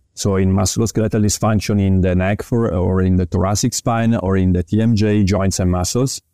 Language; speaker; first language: English; non-native, fluent; Italian